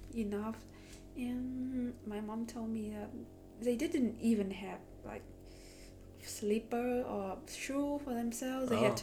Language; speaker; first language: English; non-native, learner; Vietnamese